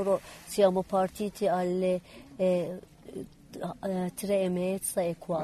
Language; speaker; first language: Italian; non-native, learner; Kurdish